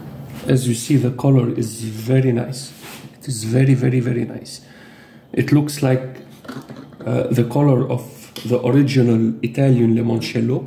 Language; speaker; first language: English; non-native, fluent; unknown